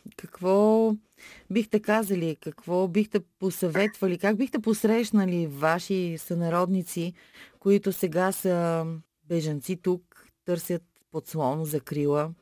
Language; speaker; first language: Bulgarian; native; Bulgarian